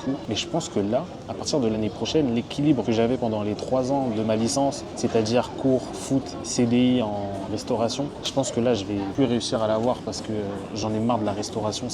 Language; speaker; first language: French; native; French